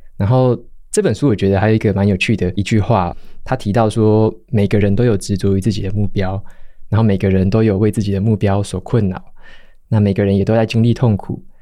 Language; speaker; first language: Chinese; native; Chinese